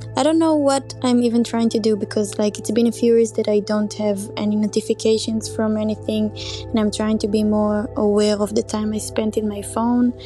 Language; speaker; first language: English; non-native, fluent; Hebrew